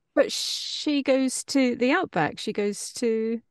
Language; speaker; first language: English; native; English